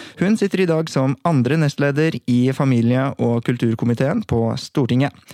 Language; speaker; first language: Norwegian; native; Norwegian